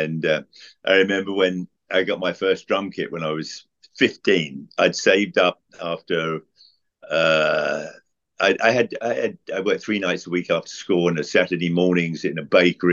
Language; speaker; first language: English; native; English